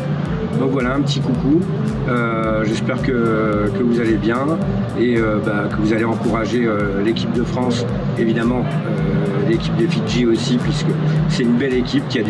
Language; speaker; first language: French; native; French